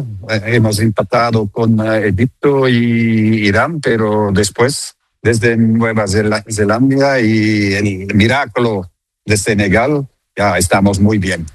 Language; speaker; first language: Spanish; non-native, fluent; Dutch